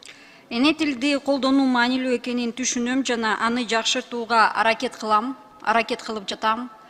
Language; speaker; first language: Kyrgyz; non-native, local second language; Russian